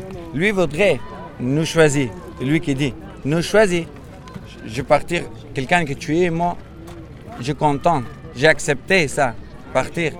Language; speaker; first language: French; non-native, learner; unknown